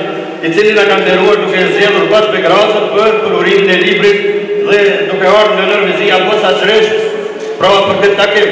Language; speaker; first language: Albanian; native; Albanian